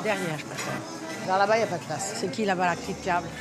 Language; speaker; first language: French; native; French